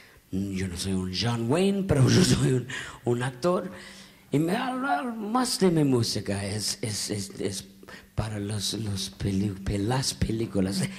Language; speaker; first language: Spanish; non-native, learner; English